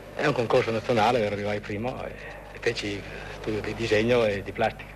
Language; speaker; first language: Italian; native; Italian